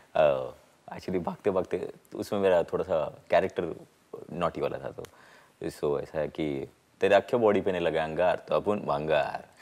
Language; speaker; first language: Hindi; non-native, local second language; Tulu